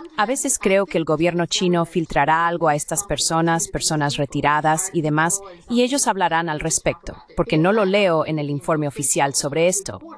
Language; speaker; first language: Spanish; non-native, fluent; Chinese